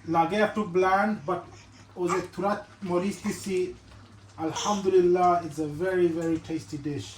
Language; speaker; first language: Bangla; early bilingual, heritage; Bangla